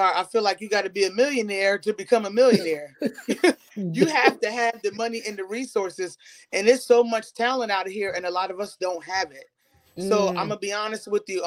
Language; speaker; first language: English; native; English